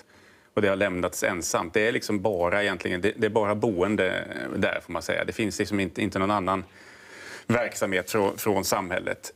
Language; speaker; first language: Swedish; native; Swedish